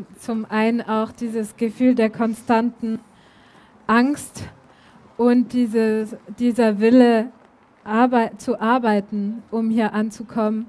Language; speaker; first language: German; native; German